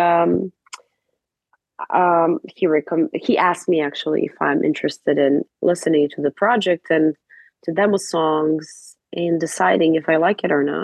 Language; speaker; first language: English; non-native, fluent; Serbian